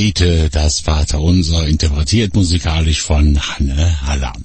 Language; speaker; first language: German; native; German